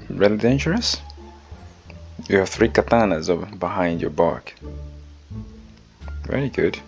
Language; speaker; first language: English; non-native, learner; Swahili